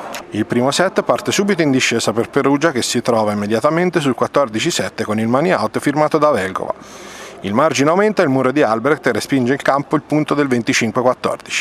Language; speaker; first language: Italian; native; Italian